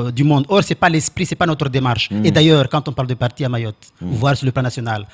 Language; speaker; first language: French; non-native, local second language; Comorian